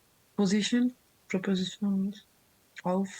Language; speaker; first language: German; non-native, learner; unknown